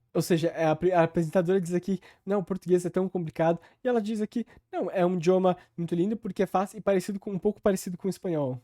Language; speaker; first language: Portuguese; native; Portuguese